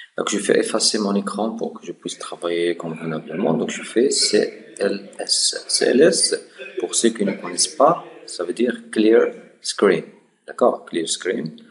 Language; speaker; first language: French; non-native, local second language; Arabic